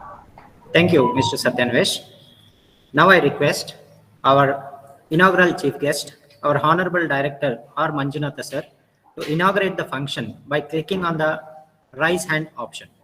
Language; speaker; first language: English; non-native, local second language; Kannada